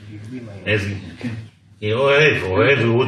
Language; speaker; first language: Hebrew; non-native, learner; English